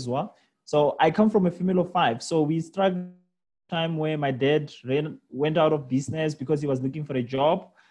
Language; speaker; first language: English; non-native, local second language; Venda